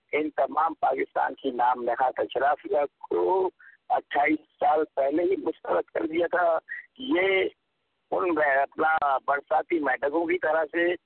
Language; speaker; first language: Urdu; non-native, local second language; Punjabi